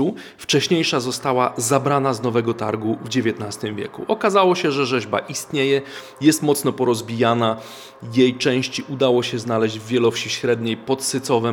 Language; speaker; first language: Polish; native; Polish